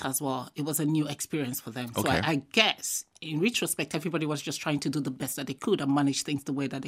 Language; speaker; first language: English; non-native, local second language; Igbo